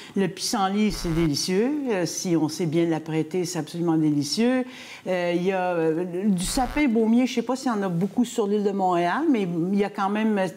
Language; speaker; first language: French; native; French